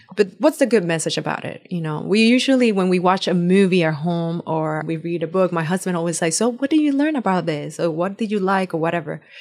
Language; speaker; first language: English; non-native, fluent; Spanish